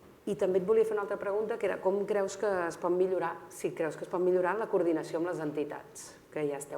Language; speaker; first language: Catalan; native; Catalan